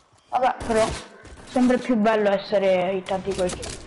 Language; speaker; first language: Italian; native; Italian